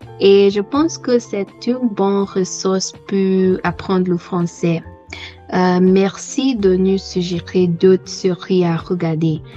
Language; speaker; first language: French; non-native, learner; English